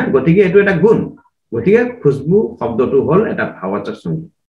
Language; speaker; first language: Hindi; non-native, local second language; Assamese